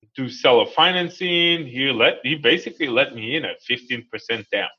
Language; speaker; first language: English; non-native, fluent; Hebrew